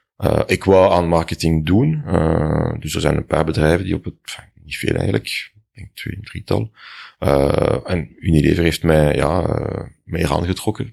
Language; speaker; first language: Dutch; non-native, local second language; French